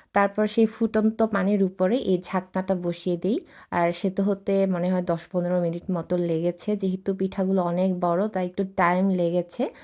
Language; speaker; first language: Bangla; non-native, local second language; Chakma